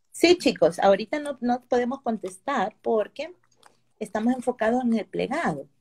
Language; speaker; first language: Spanish; native; Spanish